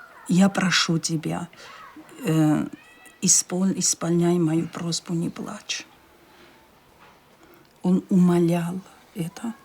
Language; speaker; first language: Russian; non-native, local second language; Chechen